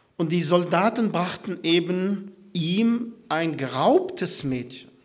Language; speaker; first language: German; non-native, fluent; Arabic